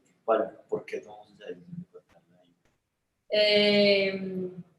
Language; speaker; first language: Spanish; native; Spanish